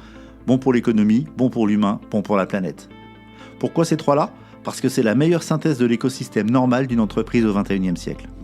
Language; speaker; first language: French; native; French